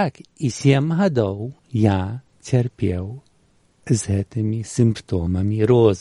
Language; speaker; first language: Belarusian; early bilingual, heritage; Belarusian